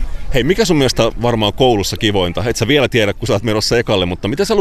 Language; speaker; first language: Finnish; native; Finnish